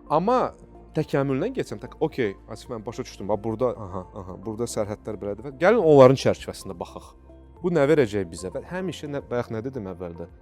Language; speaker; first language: Azerbaijani; non-native, local second language; Russian